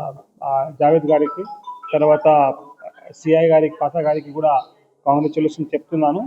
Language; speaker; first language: Telugu; non-native, local second language; Urdu